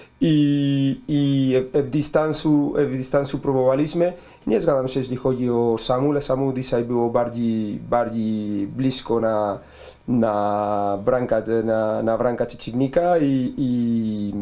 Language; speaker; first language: Polish; non-native, learner; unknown